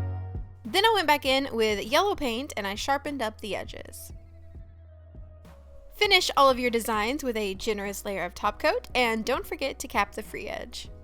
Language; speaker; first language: English; native; English